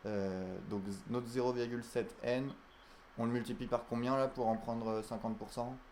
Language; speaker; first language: French; native; French